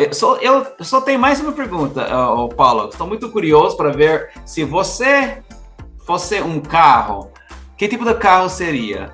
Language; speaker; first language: Portuguese; non-native, learner; English